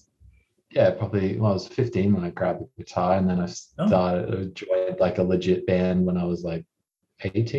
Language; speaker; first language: English; native; English